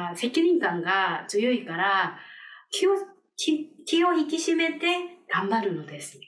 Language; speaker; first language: Japanese; non-native, fluent; Korean